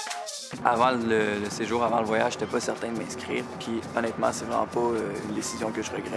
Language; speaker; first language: French; native; French